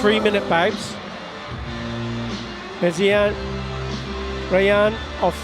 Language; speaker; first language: English; native; English